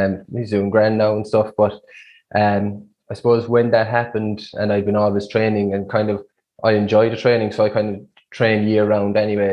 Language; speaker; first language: English; native; English